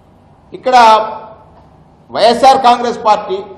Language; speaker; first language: Telugu; native; Telugu